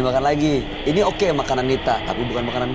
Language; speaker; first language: Indonesian; native; Indonesian